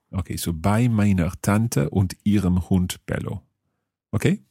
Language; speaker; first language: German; non-native, learner; English